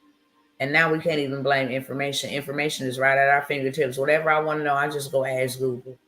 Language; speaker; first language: English; native; English